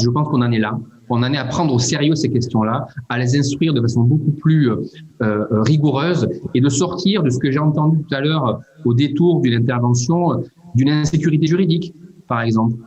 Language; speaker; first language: French; native; French